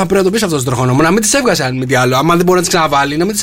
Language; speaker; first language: Greek; native; Greek